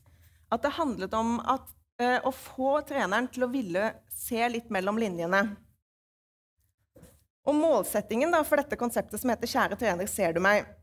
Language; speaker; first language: Norwegian; native; Norwegian